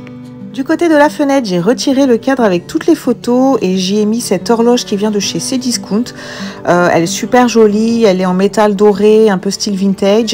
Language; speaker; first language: French; native; French